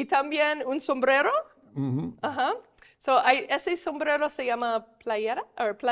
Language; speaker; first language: Spanish; non-native, fluent; English